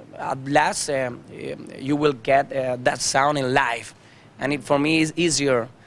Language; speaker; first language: English; non-native, learner; Spanish